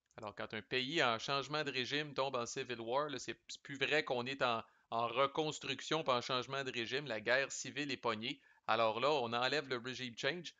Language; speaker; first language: French; native; French